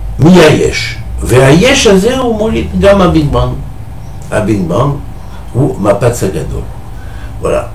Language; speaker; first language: Hebrew; non-native, fluent; French